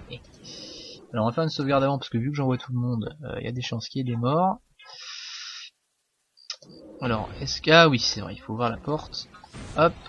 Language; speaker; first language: French; native; French